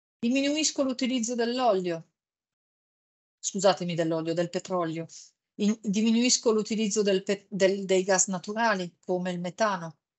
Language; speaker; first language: Italian; native; Italian